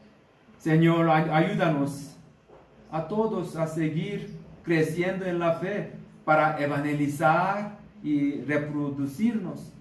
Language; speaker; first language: Spanish; non-native, learner; Korean